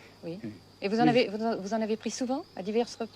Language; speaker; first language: French; native; French